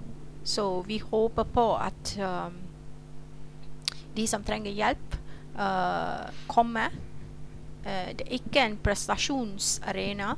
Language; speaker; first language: Norwegian; non-native, fluent; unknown